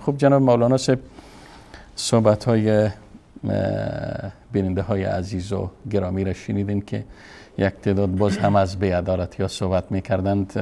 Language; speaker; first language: Persian; native; Persian